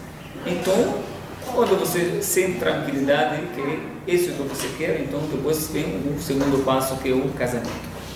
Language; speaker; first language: Portuguese; non-native, fluent; Arabic